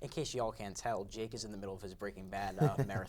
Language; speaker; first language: English; native; English